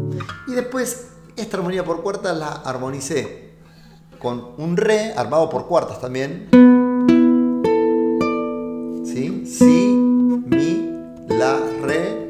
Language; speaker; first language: Spanish; native; Spanish